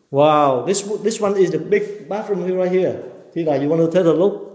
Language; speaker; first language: English; non-native, learner; Vietnamese